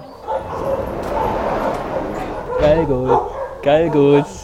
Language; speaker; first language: German; native; German